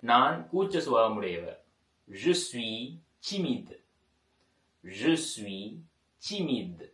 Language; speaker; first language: French; non-native, fluent; Tamil